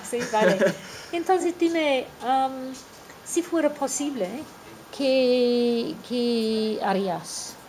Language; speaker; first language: Spanish; non-native, fluent; English